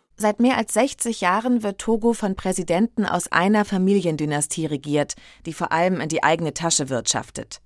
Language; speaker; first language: German; native; German